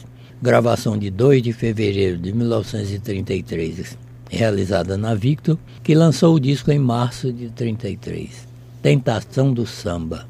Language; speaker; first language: Portuguese; native; Portuguese